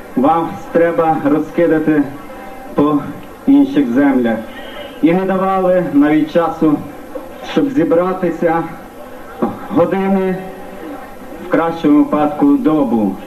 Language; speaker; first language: Ukrainian; native; Ukrainian